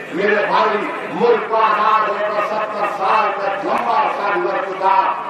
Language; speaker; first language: Urdu; native; Urdu